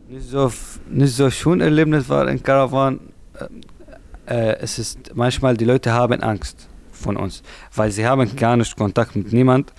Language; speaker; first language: German; non-native, learner; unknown